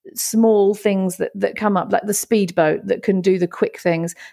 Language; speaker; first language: English; native; English